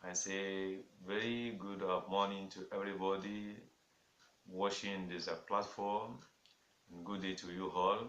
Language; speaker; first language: English; non-native, local second language; Yoruba